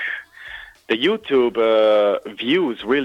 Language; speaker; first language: English; non-native, fluent; German